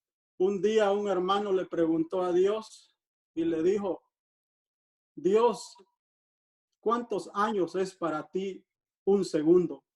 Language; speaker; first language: Spanish; native; Spanish